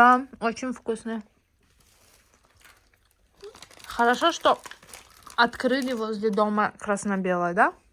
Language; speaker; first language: Russian; non-native, fluent; Tajik